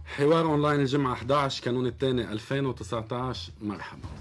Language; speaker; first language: Arabic; native; Arabic